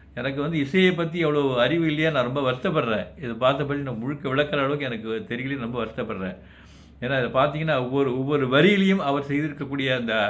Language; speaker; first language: Tamil; native; Tamil